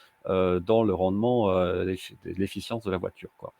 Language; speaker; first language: French; native; French